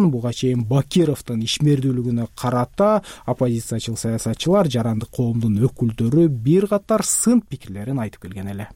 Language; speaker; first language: Kyrgyz; native; Kyrgyz